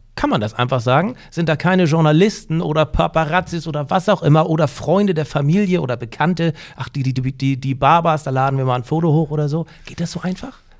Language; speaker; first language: German; native; German